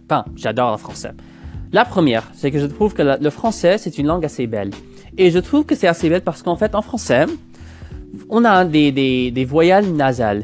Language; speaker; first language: French; non-native, local second language; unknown